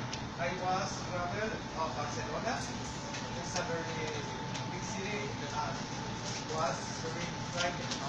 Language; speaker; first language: English; non-native, learner; Spanish